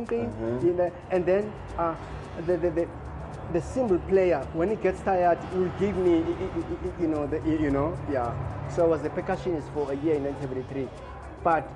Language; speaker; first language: English; non-native, local second language; Xhosa